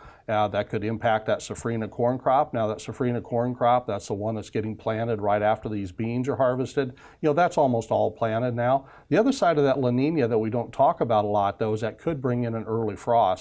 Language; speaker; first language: English; native; English